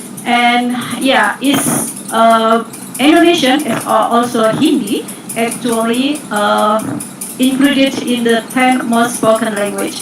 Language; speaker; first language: English; non-native, learner; Indonesian